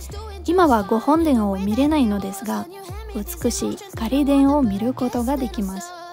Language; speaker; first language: Japanese; non-native, fluent; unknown